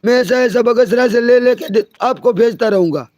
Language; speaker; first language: Hindi; non-native, local second language; Gujarati